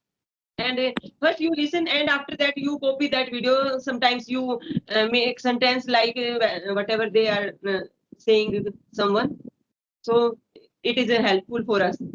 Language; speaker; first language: English; non-native, learner; Hindi